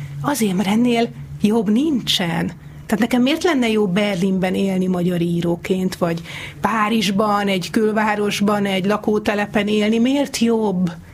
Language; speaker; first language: Hungarian; native; Hungarian